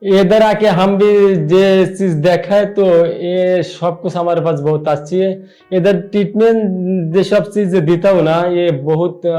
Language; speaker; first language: Hindi; non-native, learner; Bangla